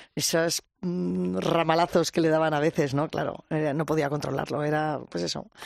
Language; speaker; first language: Spanish; native; Spanish